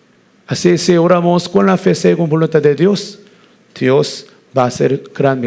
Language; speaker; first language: Spanish; non-native, learner; Korean